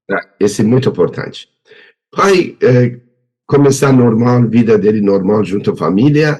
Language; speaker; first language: Portuguese; non-native, learner; Persian